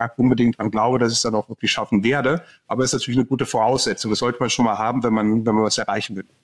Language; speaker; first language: German; native; German